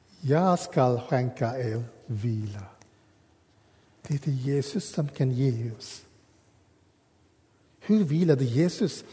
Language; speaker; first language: Swedish; non-native, fluent; English